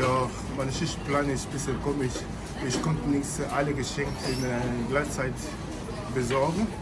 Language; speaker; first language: German; non-native, fluent; Lingala